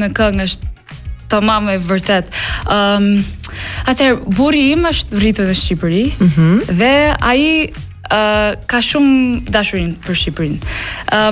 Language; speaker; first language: Albanian; non-native, learner; English